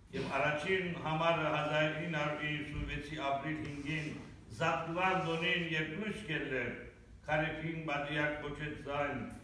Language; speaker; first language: Armenian; early bilingual, heritage; Armenian